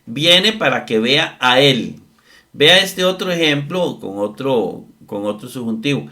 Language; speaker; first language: Spanish; native; Spanish